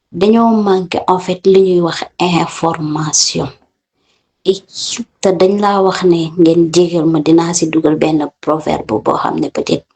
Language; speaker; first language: Wolof; non-native, local second language; Serer